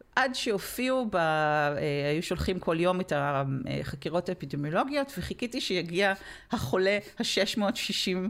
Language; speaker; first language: Hebrew; native; Hebrew